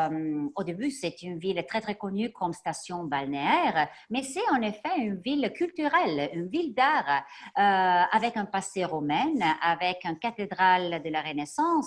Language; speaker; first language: French; non-native, fluent; Italian